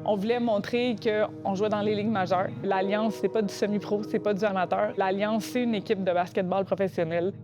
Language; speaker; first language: French; native; French